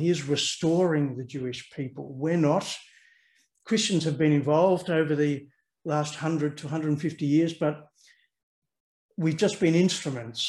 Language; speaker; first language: English; native; English